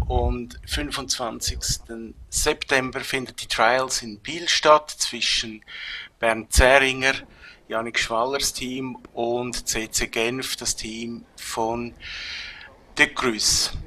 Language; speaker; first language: German; native; German